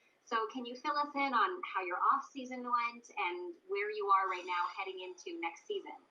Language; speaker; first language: English; native; English